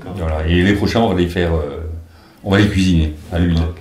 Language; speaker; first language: French; native; French